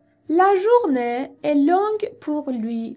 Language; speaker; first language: French; non-native, fluent; Persian